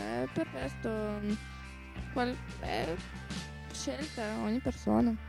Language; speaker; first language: Italian; non-native, learner; Russian